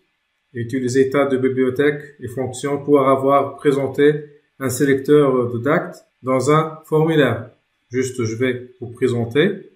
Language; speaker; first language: French; non-native, local second language; Arabic